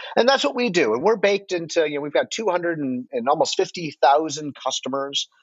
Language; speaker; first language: English; native; English